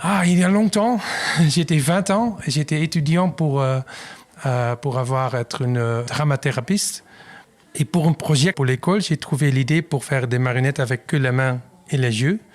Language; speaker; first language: French; non-native, learner; Dutch